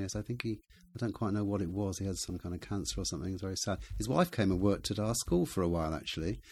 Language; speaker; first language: English; native; English